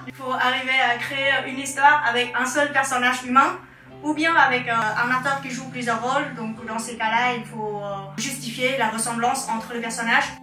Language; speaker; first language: French; non-native, fluent; Vietnamese